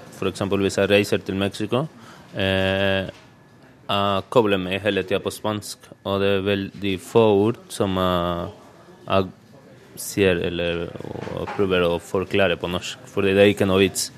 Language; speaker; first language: Norwegian; non-native, fluent; Spanish